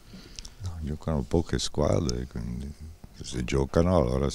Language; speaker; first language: Italian; non-native, fluent; Czech